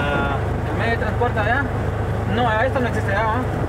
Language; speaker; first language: Spanish; native; Spanish